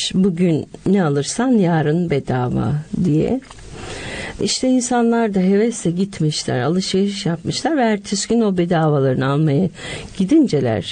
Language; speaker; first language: Turkish; native; Turkish